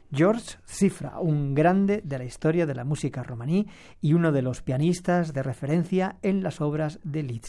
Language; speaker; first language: Spanish; native; Spanish